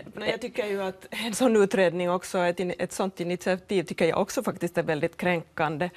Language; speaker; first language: Swedish; native; Swedish